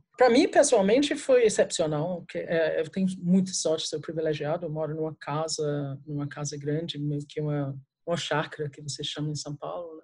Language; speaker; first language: Portuguese; non-native, fluent; English